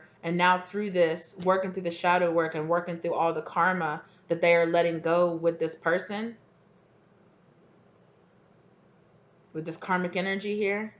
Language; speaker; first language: English; native; English